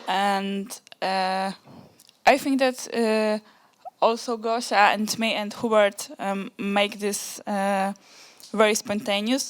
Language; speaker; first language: English; non-native, learner; Polish